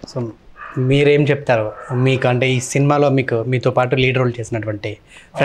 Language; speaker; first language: Telugu; native; Telugu